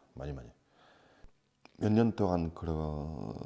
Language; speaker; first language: Korean; non-native, fluent; French